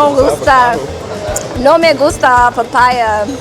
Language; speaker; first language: Spanish; non-native, learner; English